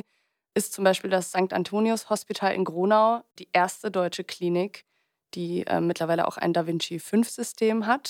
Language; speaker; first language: German; native; German